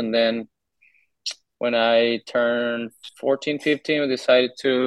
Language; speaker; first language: English; non-native, fluent; Spanish